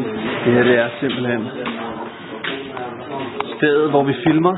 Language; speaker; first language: Danish; native; Danish